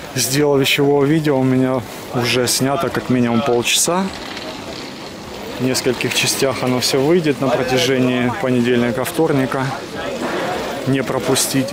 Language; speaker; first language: Russian; native; Russian